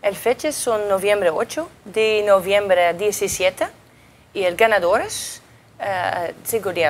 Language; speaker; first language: Spanish; non-native, learner; Dutch